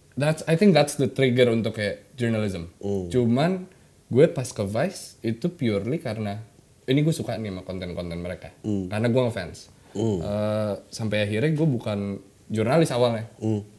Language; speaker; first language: Indonesian; native; Indonesian